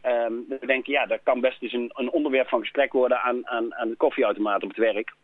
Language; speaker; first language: Dutch; native; Dutch